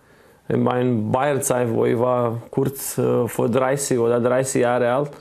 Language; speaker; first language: German; non-native, fluent; Croatian